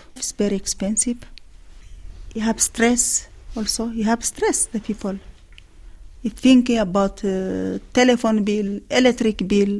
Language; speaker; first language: English; non-native, learner; Tigrinya